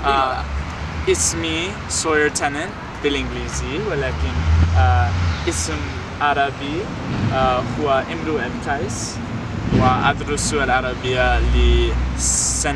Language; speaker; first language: Arabic; non-native, learner; English